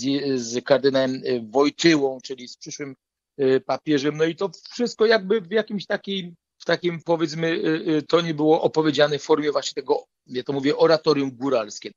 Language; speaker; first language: Polish; native; Polish